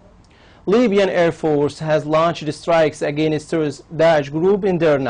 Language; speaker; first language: English; non-native, local second language; Arabic